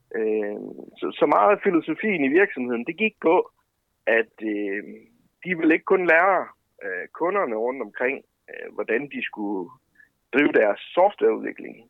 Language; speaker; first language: Danish; native; Danish